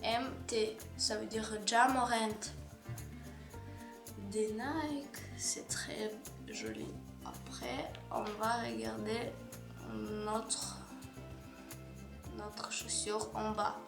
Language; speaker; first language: French; non-native, learner; Ukrainian